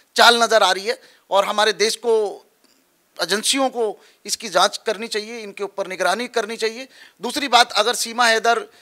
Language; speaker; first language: Hindi; native; Hindi